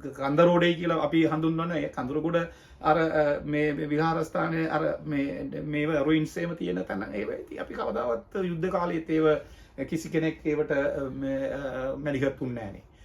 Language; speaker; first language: Sinhala; non-native, local second language; Tamil